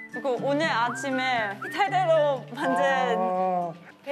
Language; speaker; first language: Korean; non-native, learner; German